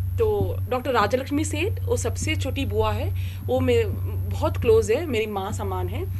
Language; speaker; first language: Hindi; non-native, local second language; Telugu